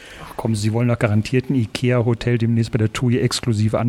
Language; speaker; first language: German; native; German